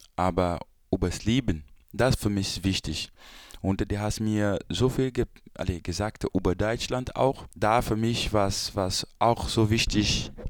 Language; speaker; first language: German; non-native, learner; Portuguese